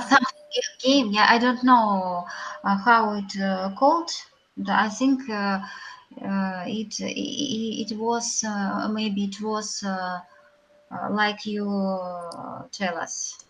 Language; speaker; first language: English; non-native, learner; Russian